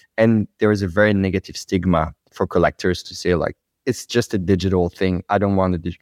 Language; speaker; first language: English; non-native, fluent; French